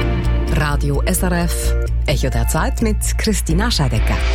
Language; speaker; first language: German; native; German